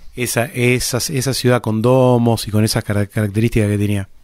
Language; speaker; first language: Spanish; native; Spanish